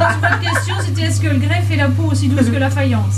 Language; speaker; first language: French; native; French